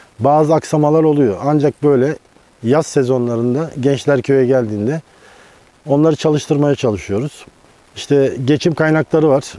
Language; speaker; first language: Turkish; native; Turkish